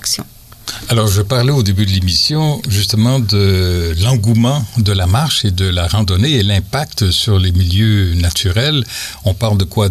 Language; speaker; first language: French; native; French